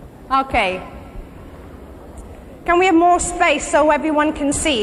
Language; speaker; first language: English; native; English